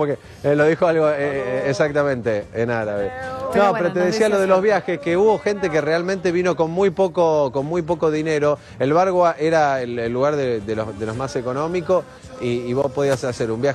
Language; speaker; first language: Spanish; native; Spanish